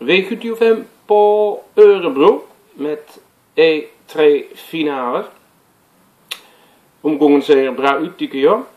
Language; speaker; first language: Swedish; non-native, learner; Dutch